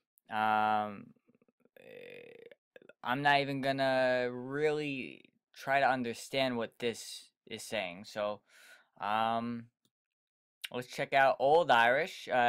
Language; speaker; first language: English; native; English